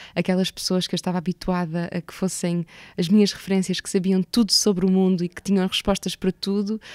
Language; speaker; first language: Portuguese; native; Portuguese